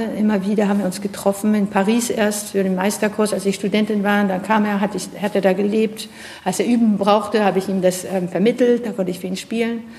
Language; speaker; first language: German; non-native, fluent; French